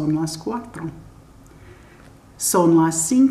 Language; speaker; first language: Spanish; non-native, fluent; English